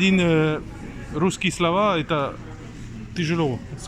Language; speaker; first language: Russian; non-native, learner; French